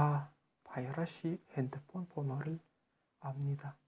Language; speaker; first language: Korean; non-native, fluent; Kazakh